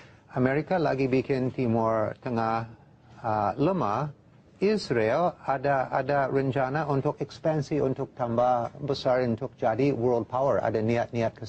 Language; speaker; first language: Indonesian; non-native, learner; English